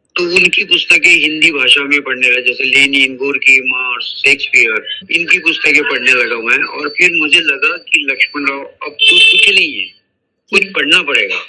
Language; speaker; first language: Hindi; non-native, local second language; Marathi